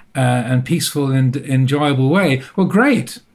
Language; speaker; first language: English; native; English